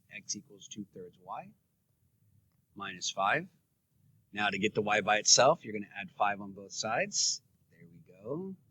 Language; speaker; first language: English; native; English